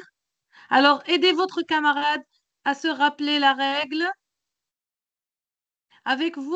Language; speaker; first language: French; non-native, local second language; Arabic